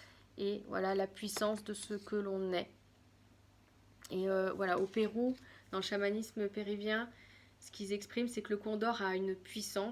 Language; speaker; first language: French; native; French